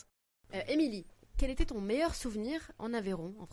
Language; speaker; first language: French; native; French